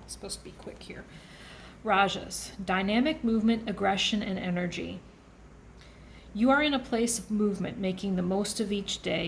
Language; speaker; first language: English; native; English